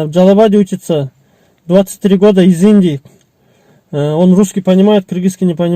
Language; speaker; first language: Russian; non-native, local second language; Kyrgyz